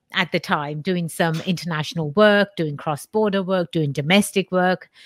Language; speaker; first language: English; native; English